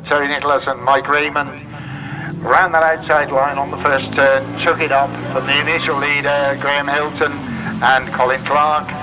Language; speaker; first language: English; native; English